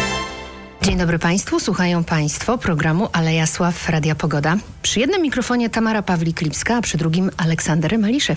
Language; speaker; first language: Polish; native; Polish